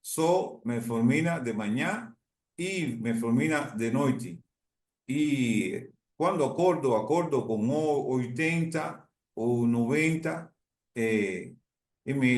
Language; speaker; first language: Portuguese; non-native, learner; Spanish